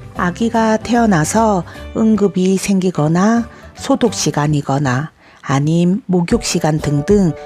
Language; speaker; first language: Korean; native; Korean